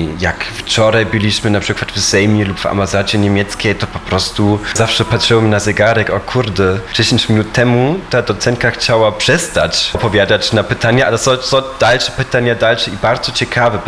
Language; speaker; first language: Polish; non-native, fluent; German